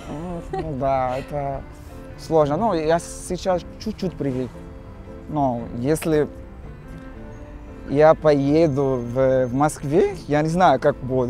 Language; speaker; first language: Russian; non-native, learner; Portuguese